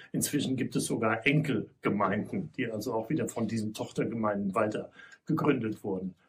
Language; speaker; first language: German; native; German